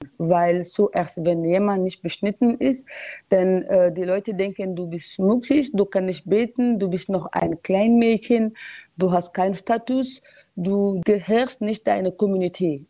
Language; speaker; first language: German; non-native, learner; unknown